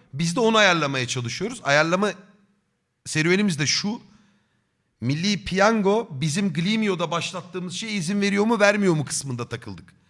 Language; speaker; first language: Turkish; native; Turkish